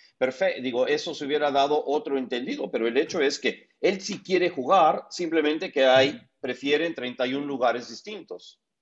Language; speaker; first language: Spanish; early bilingual, heritage; Spanish